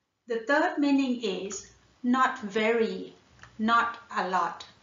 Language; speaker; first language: English; non-native, fluent; Thai